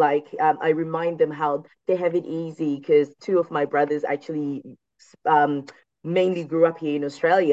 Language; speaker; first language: English; non-native, local second language; Shona